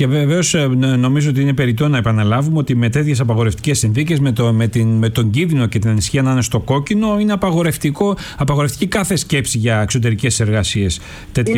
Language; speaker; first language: Greek; native; Greek